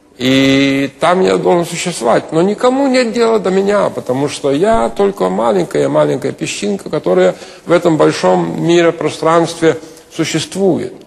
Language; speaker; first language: Russian; non-native, local second language; Lithuanian